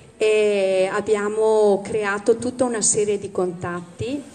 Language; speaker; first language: Italian; native; Italian